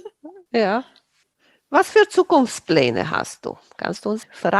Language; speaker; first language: German; non-native, fluent; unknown